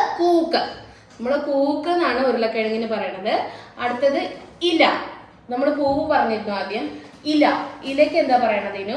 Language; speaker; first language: Malayalam; non-native, local second language; Konkani